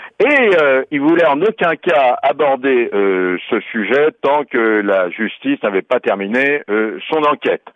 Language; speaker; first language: French; native; French